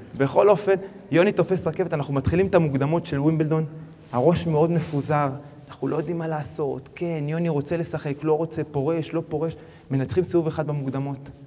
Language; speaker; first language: Hebrew; early bilingual, other home language; Spanish